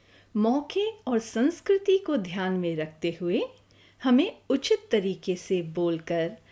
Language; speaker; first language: Hindi; native; Hindi